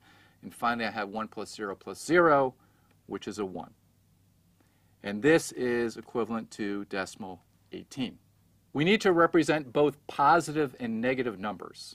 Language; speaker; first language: English; native; English